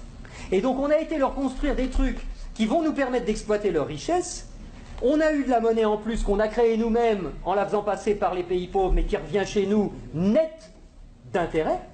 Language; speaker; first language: French; native; French